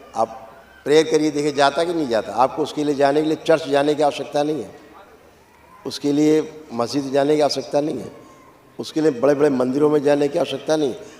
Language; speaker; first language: Hindi; native; Hindi